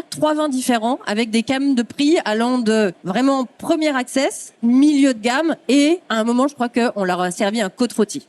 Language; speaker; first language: French; native; French